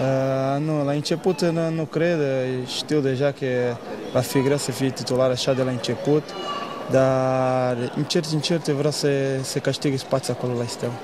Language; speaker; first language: Romanian; non-native, learner; Portuguese